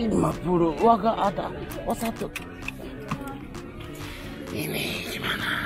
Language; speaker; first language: Indonesian; non-native, fluent; Japanese